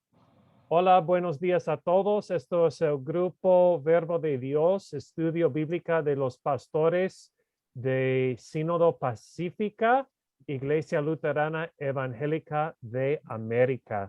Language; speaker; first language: Spanish; non-native, fluent; English